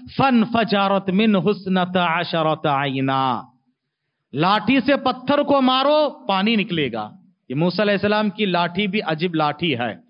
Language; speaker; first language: Urdu; native; Urdu